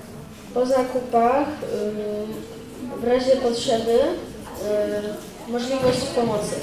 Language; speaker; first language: Polish; native; Polish